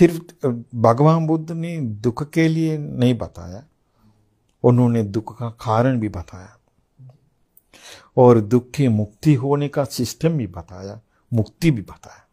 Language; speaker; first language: Hindi; non-native, fluent; Sinhala